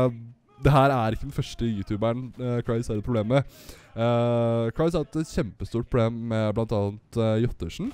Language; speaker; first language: Norwegian; native; Norwegian